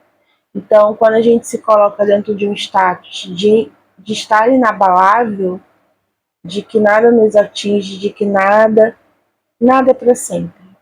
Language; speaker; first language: Portuguese; native; Portuguese